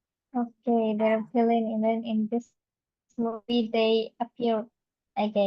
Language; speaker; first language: English; non-native, fluent; Indonesian